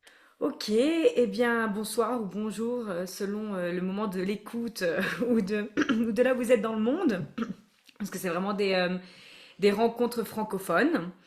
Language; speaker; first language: French; native; French